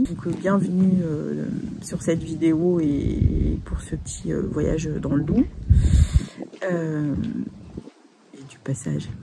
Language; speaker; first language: French; native; French